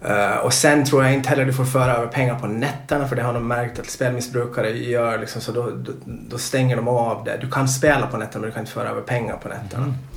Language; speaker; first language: Swedish; native; Swedish